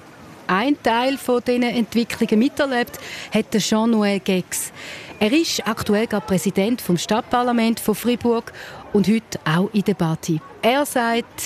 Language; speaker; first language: German; native; German